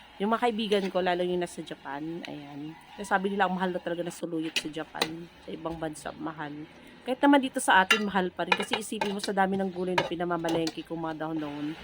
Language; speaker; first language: Filipino; non-native, local second language; Cebuano